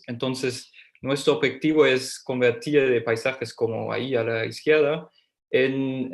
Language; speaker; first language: Spanish; non-native, fluent; German